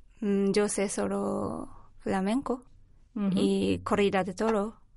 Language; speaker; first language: Spanish; non-native, learner; Japanese